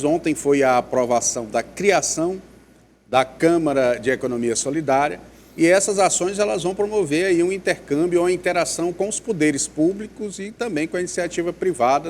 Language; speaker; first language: Portuguese; native; Portuguese